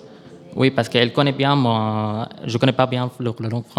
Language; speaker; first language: French; non-native, learner; Arabic